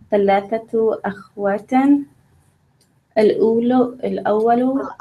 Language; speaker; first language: Arabic; non-native, learner; English